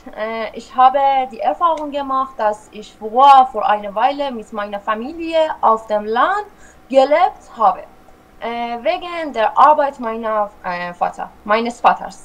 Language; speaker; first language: German; non-native, learner; Persian